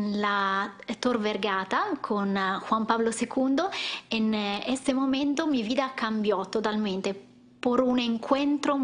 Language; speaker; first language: Spanish; non-native, learner; Italian